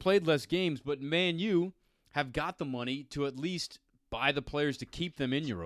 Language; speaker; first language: English; native; English